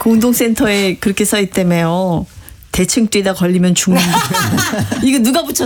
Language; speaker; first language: Korean; native; Korean